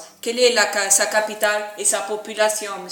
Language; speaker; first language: French; non-native, learner; Arabic